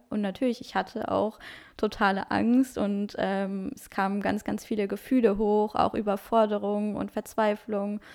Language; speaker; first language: German; non-native, local second language; Luxembourgish